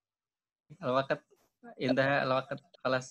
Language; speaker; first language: Arabic; non-native, fluent; Indonesian